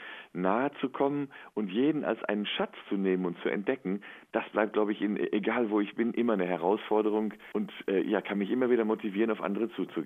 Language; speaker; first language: German; native; German